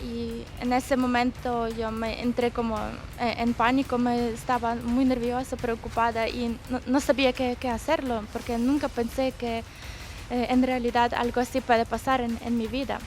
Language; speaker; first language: Spanish; non-native, fluent; Ukrainian